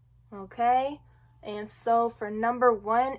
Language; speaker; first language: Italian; non-native, learner; English